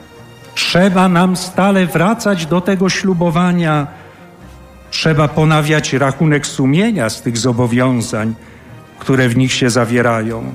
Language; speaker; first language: Polish; native; Polish